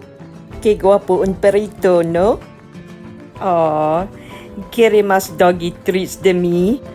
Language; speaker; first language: Spanish; non-native, learner; Malay